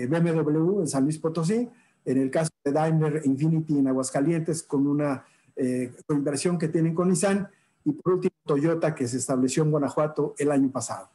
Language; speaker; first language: Spanish; native; Spanish